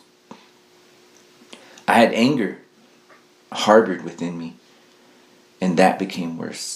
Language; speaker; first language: English; native; English